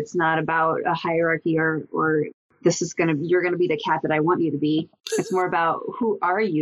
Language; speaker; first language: English; native; English